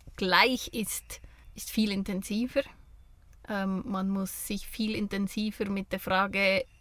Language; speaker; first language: German; native; German